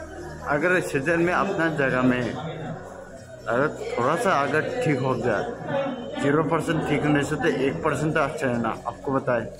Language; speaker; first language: Hindi; non-native, local second language; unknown